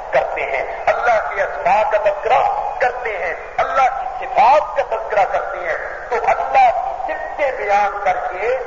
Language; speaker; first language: Urdu; non-native, local second language; Punjabi